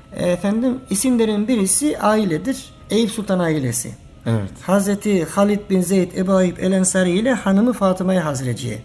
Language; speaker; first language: Turkish; native; Turkish